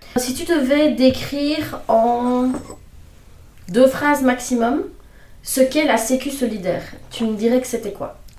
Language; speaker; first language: French; native; French